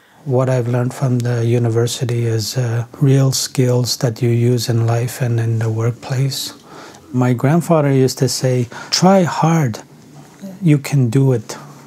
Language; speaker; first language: English; non-native, local second language; Cree